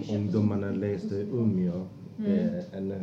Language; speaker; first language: Swedish; non-native, fluent; Azerbaijani